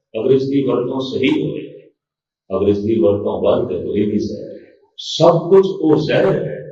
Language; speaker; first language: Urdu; non-native, local second language; Punjabi